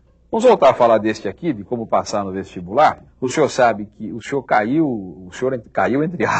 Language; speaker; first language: Portuguese; native; Portuguese